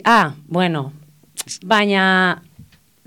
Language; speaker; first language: Basque; non-native, local second language; Spanish